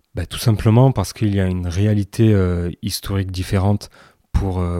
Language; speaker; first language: French; native; French